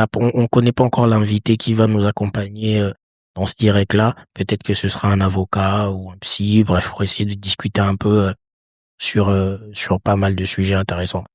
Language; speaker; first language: French; non-native, local second language; Lingala